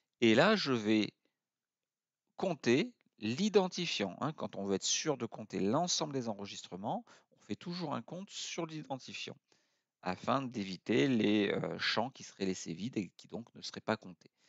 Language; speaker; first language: French; native; French